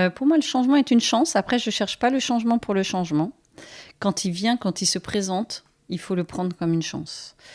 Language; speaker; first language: French; native; French